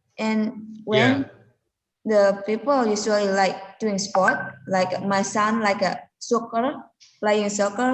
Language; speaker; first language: English; non-native, learner; Indonesian